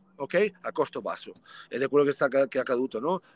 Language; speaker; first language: Italian; early bilingual, other home language; Spanish